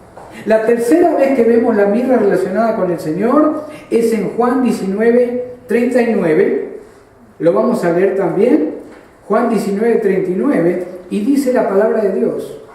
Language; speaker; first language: Spanish; native; Spanish